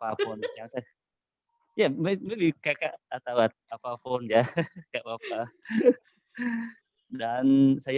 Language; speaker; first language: Indonesian; non-native, learner; Khmer